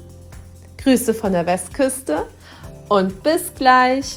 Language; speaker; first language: German; native; German